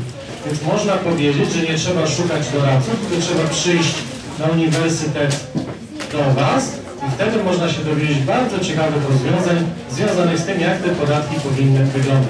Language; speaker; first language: Polish; native; Polish